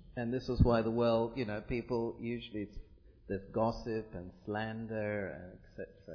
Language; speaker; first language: English; early bilingual, other home language; Italian